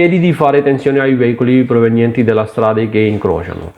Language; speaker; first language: Italian; non-native, fluent; Punjabi